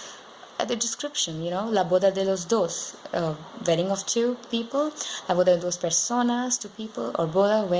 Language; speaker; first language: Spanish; non-native, learner; English